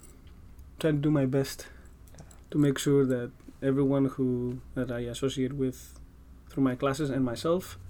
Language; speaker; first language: English; non-native, fluent; Greek